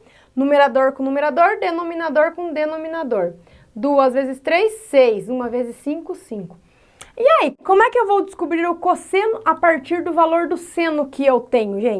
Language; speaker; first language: Portuguese; native; Portuguese